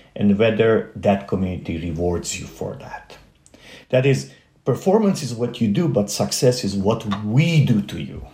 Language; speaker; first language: English; non-native, fluent; Romanian